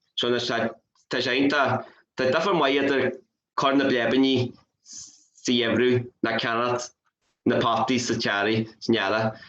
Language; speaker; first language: Irish; native; Irish